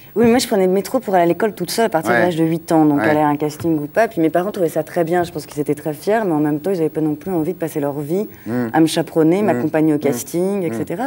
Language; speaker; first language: French; native; French